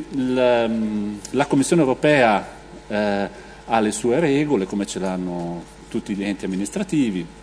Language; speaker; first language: Italian; native; Italian